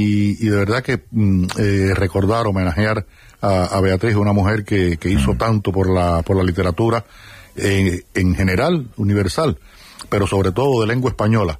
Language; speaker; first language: Spanish; native; Spanish